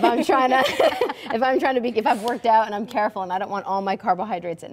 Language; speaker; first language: English; native; English